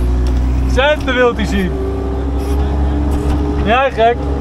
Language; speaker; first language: Dutch; native; Dutch